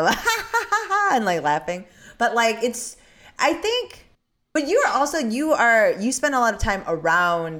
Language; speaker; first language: English; early bilingual, other home language; Korean